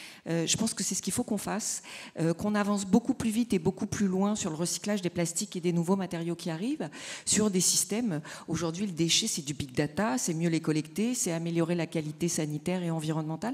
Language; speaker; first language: French; native; French